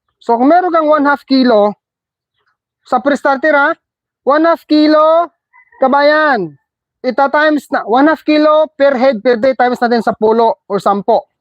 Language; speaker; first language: Filipino; non-native, local second language; Cebuano